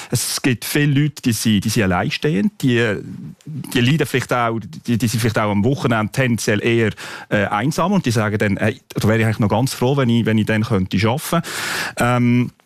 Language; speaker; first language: German; native; German